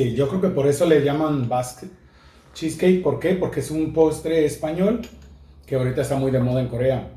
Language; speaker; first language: Spanish; native; Spanish